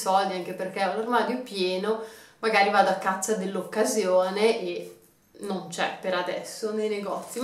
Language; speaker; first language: Italian; native; Italian